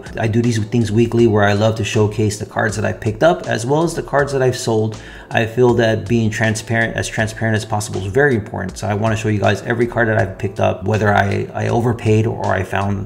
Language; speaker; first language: English; native; English